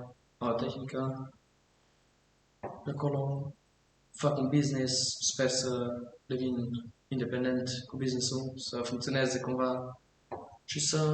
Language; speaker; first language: Romanian; early bilingual, heritage; German